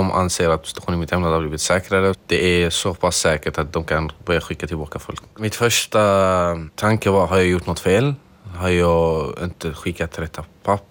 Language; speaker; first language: Swedish; non-native, fluent; Arabic